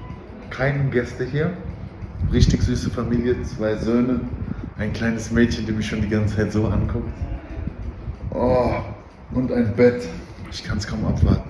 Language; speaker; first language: German; native; German